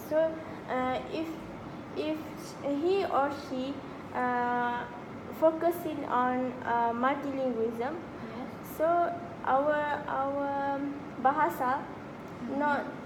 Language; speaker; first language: English; non-native, local second language; Malay